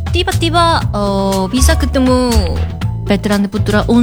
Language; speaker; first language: Indonesian; non-native, learner; Korean